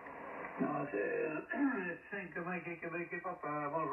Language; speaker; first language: French; native; French